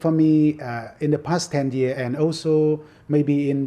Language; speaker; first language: English; non-native, fluent; Vietnamese